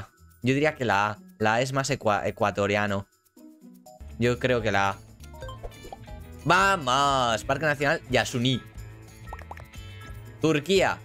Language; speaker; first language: Spanish; native; Spanish